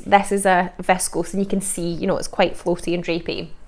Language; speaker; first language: English; native; English